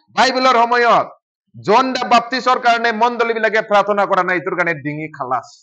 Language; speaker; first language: Assamese; non-native, local second language; Bodo